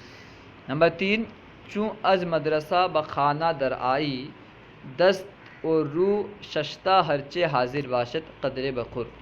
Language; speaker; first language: Persian; non-native, fluent; Urdu